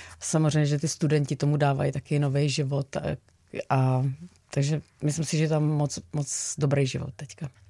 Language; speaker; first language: Czech; native; Czech